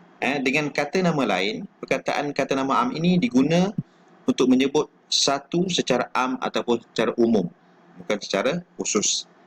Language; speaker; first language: Malay; native; Malay